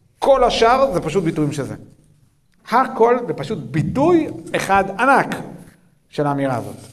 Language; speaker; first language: Hebrew; native; Hebrew